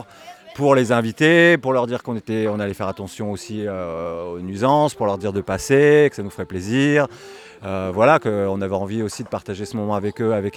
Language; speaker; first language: French; native; French